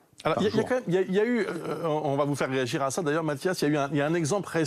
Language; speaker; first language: French; native; French